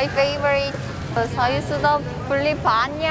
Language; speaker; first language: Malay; non-native, learner; Korean